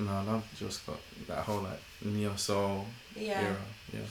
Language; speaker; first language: English; native; English